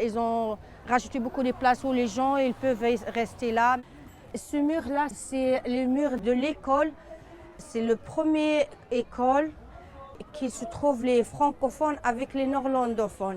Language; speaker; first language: French; non-native, fluent; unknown